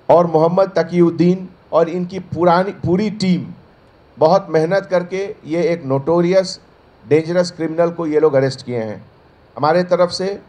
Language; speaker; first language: Hindi; native; Hindi